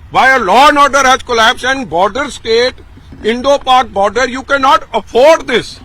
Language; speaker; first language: English; non-native, local second language; Punjabi